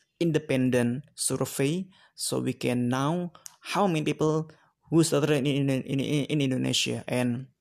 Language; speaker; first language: English; non-native, learner; Indonesian